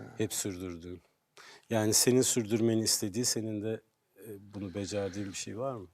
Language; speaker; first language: Turkish; native; Turkish